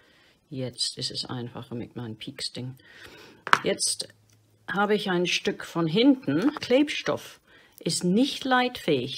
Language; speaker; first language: German; non-native, fluent; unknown